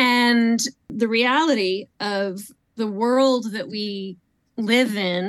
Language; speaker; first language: English; native; English